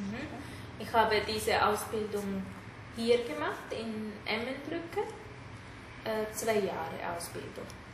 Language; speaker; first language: German; non-native, fluent; Tamil